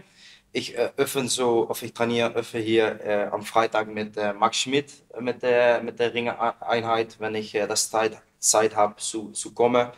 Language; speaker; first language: German; non-native, learner; Dutch